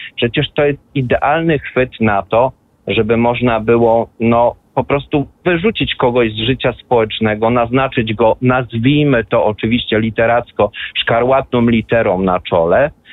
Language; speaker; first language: Polish; non-native, local second language; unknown